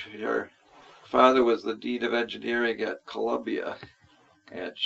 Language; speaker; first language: English; native; English